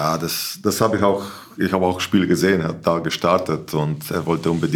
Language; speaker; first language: German; non-native, learner; Slovenian